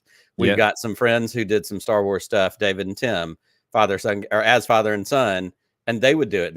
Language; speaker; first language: English; native; English